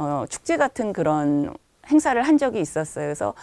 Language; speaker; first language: Korean; native; Korean